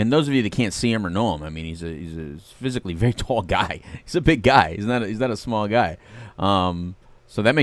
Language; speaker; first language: English; native; English